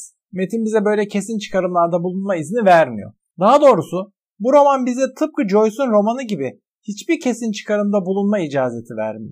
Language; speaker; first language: Turkish; native; Turkish